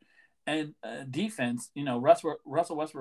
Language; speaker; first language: English; native; English